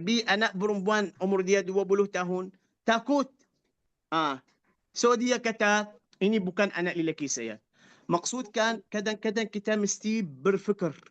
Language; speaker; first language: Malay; non-native, fluent; Arabic